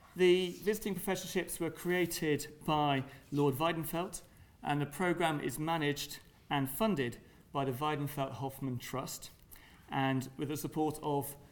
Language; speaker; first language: English; native; English